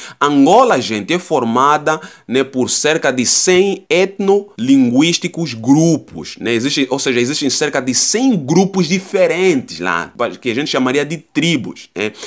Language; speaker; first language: Portuguese; native; Portuguese